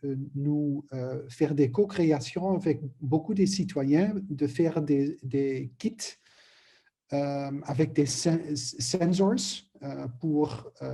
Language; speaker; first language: French; non-native, learner; Dutch